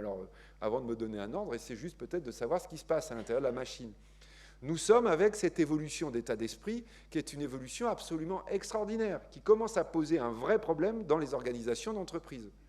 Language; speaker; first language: French; native; French